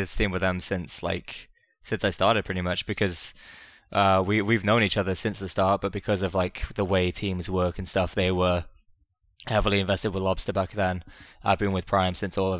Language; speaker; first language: English; native; English